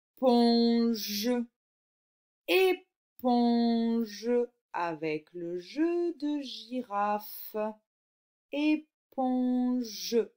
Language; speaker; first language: French; native; French